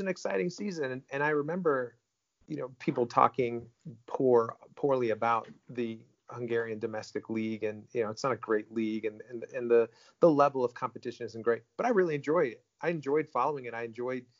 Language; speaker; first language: English; native; English